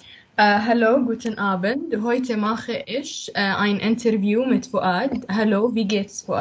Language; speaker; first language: German; non-native, learner; Arabic